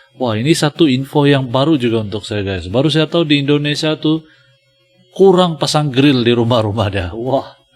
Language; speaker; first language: Malay; native; Malay